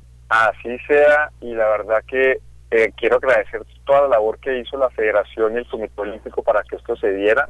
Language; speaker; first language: Spanish; native; Spanish